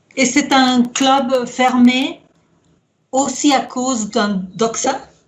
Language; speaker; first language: French; non-native, fluent; Spanish